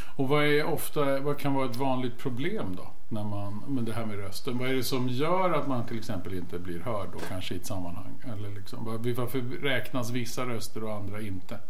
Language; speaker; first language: Swedish; native; Swedish